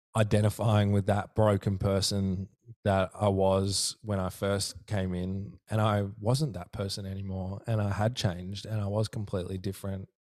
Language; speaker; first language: English; native; English